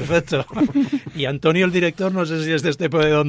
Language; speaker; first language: Spanish; native; Spanish